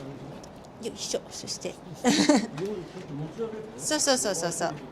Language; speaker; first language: Japanese; non-native, learner; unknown